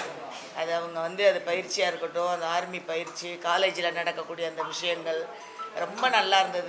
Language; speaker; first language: Tamil; native; Tamil